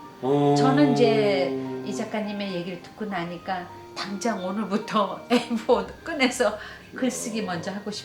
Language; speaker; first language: Korean; native; Korean